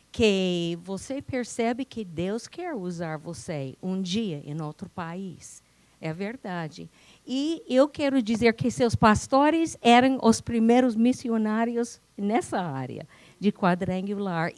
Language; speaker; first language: Portuguese; non-native, fluent; English